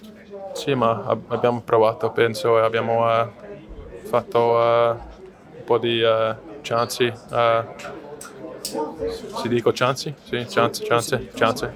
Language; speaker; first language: Italian; non-native, learner; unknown